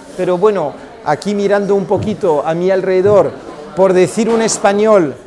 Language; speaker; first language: Spanish; early bilingual, heritage; Spanish